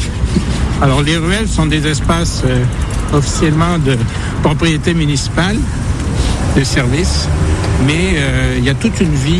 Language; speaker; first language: French; native; French